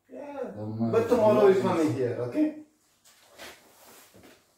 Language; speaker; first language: English; non-native, learner; Indonesian